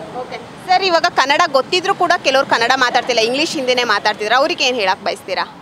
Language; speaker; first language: Kannada; native; Kannada